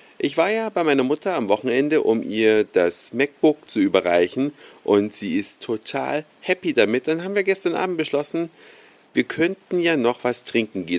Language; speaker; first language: German; native; German